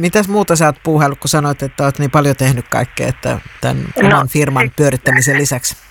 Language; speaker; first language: Finnish; native; Finnish